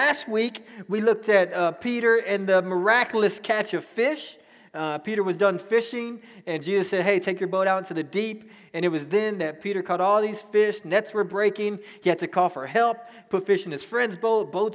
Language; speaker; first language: English; native; English